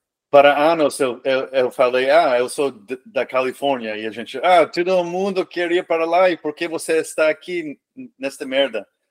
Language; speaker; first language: Portuguese; non-native, fluent; English